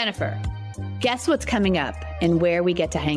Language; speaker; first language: English; native; English